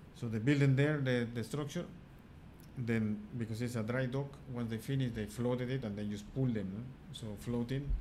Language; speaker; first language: English; non-native, fluent; Spanish